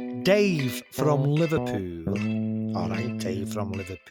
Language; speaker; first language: English; native; English